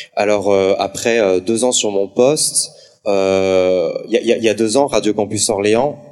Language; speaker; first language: French; native; French